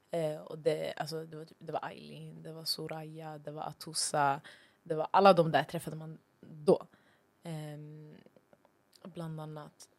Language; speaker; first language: Swedish; early bilingual, other home language; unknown